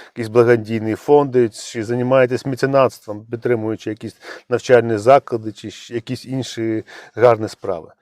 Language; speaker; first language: Ukrainian; native; Ukrainian